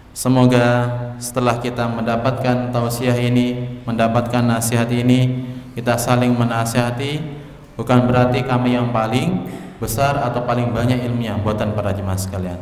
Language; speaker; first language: Indonesian; non-native, local second language; Javanese